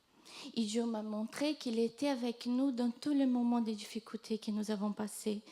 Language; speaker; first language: French; non-native, fluent; Portuguese